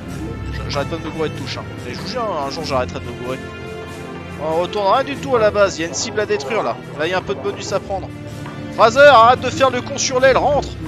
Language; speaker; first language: French; native; French